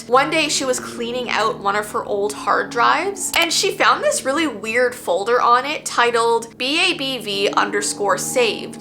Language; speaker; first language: English; native; English